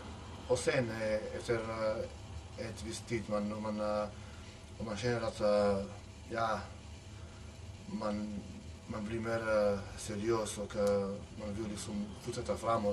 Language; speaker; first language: Swedish; non-native, fluent; Macedonian